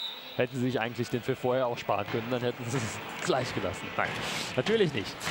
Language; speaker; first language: German; native; German